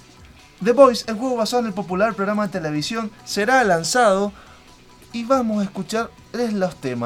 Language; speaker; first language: Spanish; native; Spanish